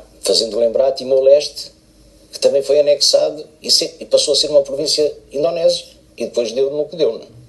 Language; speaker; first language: Portuguese; native; Portuguese